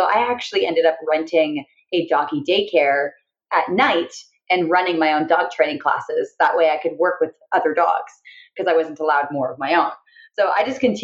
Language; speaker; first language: English; native; English